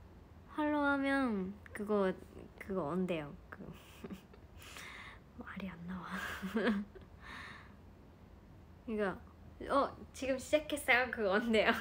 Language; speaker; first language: Korean; non-native, fluent; Japanese